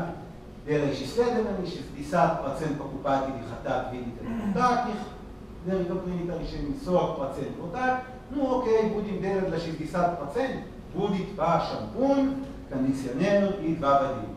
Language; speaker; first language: Russian; non-native, learner; Hebrew